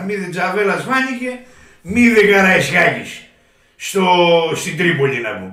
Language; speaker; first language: Greek; native; Greek